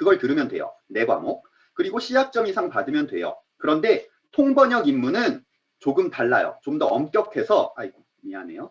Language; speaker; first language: Korean; native; Korean